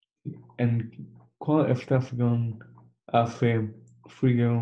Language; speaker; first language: Spanish; non-native, learner; English